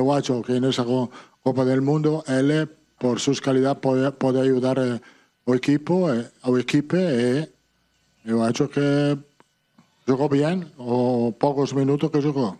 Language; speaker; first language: Portuguese; non-native, learner; Italian